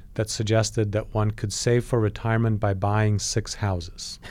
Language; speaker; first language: English; non-native, fluent; Polish